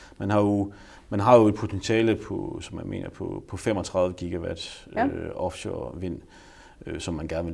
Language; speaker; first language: Danish; native; Danish